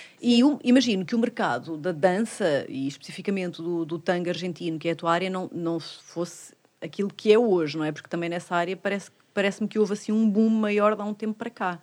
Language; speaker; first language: Portuguese; native; Portuguese